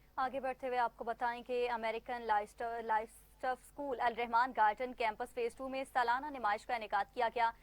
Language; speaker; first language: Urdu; native; Urdu